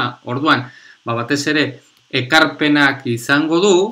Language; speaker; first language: Basque; non-native, local second language; Spanish